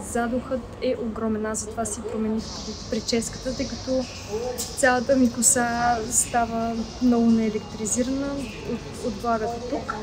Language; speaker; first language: Bulgarian; native; Bulgarian